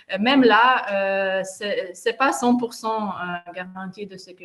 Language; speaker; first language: French; non-native, fluent; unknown